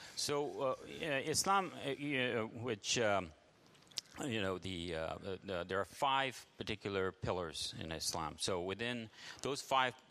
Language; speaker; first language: English; early bilingual, other home language; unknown